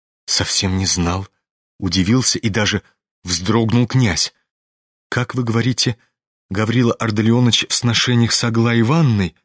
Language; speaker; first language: Russian; native; Russian